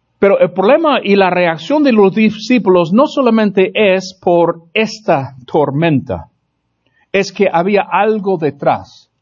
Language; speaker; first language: Spanish; non-native, fluent; English